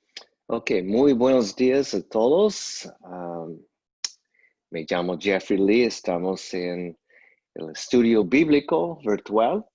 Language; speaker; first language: Spanish; non-native, fluent; English